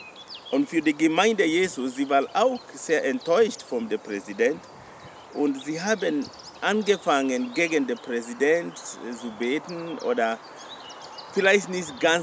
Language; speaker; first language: German; non-native, learner; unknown